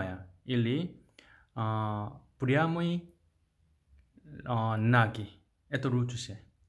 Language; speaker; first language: Russian; non-native, learner; Korean